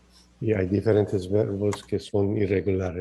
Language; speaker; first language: Spanish; non-native, learner; English